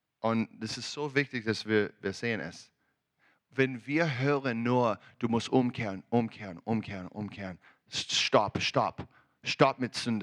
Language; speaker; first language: German; non-native, learner; English